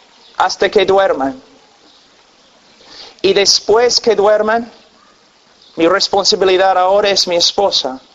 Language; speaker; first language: Spanish; non-native, fluent; English